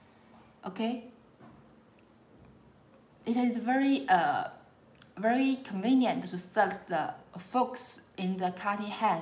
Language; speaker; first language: English; non-native, learner; Chinese